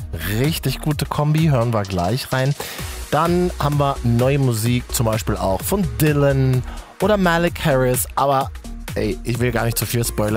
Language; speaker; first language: German; native; German